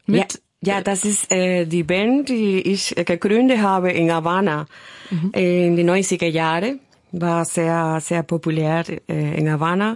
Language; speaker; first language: German; non-native, fluent; Spanish